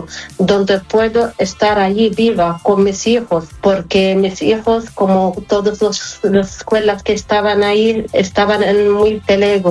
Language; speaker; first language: Spanish; non-native, fluent; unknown